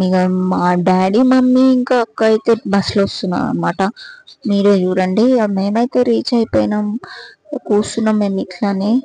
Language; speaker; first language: Telugu; non-native, local second language; Lambadi